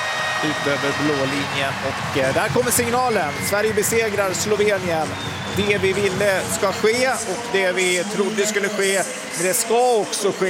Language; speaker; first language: Swedish; native; Swedish